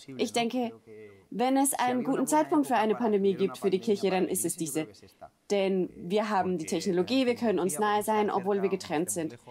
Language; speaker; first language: German; non-native, fluent; Spanish